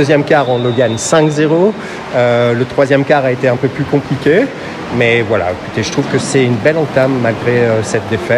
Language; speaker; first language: French; native; French